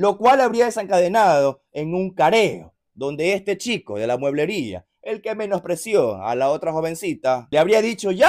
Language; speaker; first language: Spanish; native; Spanish